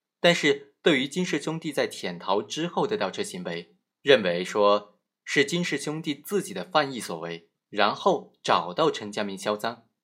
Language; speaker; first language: Chinese; native; Chinese